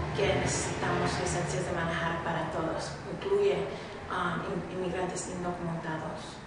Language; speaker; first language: Spanish; early bilingual, other home language; English